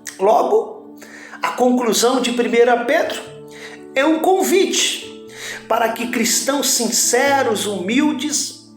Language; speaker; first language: Portuguese; native; Portuguese